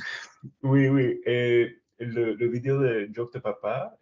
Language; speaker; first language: French; non-native, learner; English